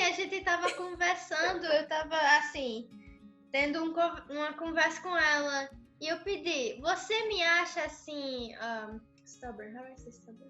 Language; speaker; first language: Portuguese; early bilingual, other home language; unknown